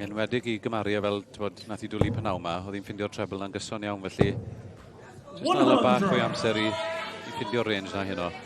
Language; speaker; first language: Welsh; native; Welsh